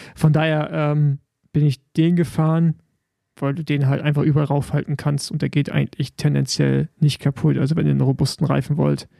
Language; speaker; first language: German; native; German